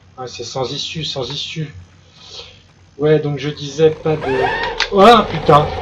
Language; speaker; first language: French; native; French